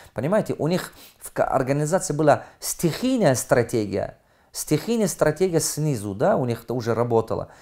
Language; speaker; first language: Russian; non-native, fluent; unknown